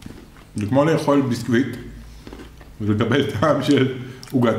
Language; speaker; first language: Hebrew; native; Hebrew